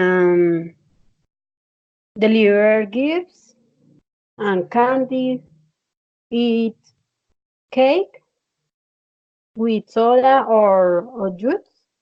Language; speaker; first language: English; non-native, learner; Spanish